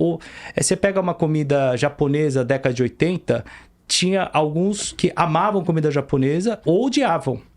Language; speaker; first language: Portuguese; early bilingual, other home language; Korean